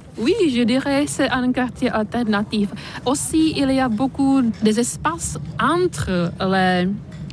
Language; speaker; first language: French; non-native, fluent; Czech